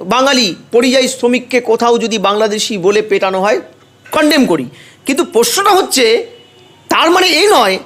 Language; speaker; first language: Bangla; native; Bangla